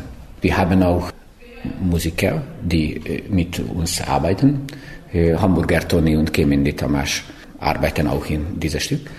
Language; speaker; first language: German; non-native, local second language; Hungarian